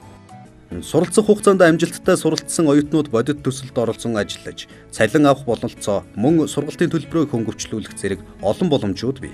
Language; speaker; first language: Mongolian; native; Mongolian